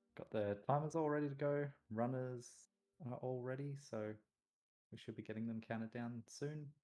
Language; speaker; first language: English; native; English